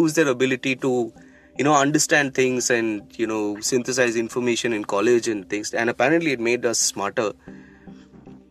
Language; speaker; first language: English; non-native, local second language; Bangla